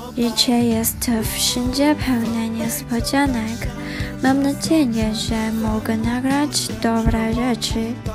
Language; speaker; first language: Polish; non-native, learner; Chinese